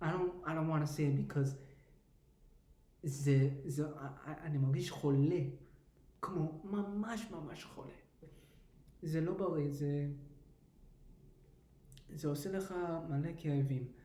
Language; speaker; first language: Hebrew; early bilingual, heritage; English